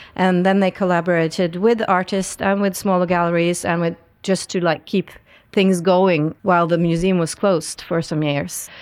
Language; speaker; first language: English; non-native, fluent; Norwegian